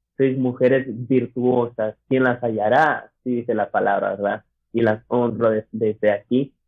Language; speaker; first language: Spanish; early bilingual, other home language; English